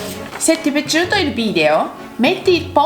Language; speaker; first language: Italian; non-native, learner; Japanese